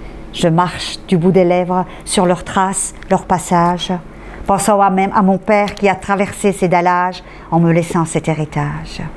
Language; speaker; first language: French; non-native, fluent; Persian